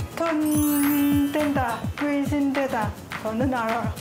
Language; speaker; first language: Korean; non-native, learner; Lao